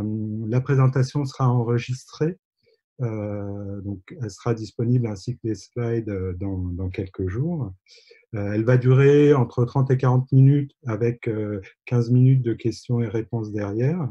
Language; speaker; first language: French; native; French